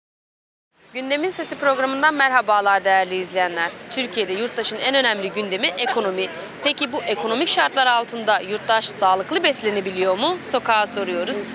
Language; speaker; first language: Turkish; native; Turkish